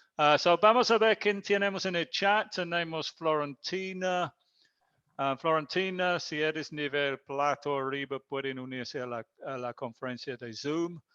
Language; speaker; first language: Spanish; non-native, fluent; English